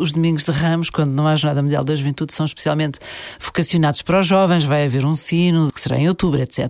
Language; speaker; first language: Portuguese; native; Portuguese